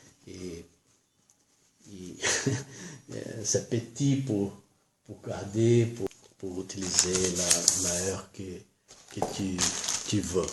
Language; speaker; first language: French; non-native, learner; Portuguese